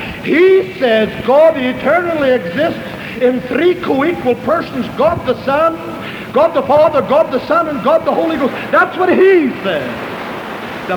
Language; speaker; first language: English; native; English